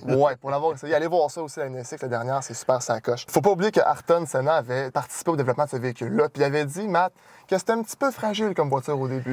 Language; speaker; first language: French; native; French